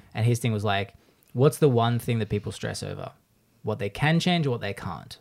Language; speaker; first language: English; native; English